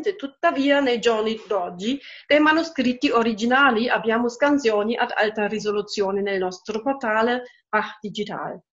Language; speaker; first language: Italian; non-native, fluent; German